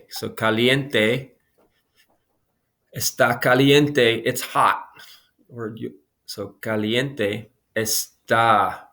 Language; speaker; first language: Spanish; non-native, fluent; English